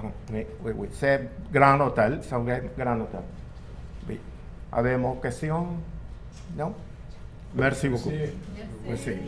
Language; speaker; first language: French; non-native, learner; Spanish